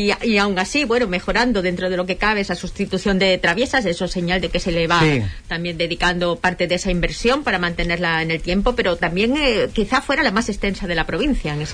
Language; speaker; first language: Spanish; native; Spanish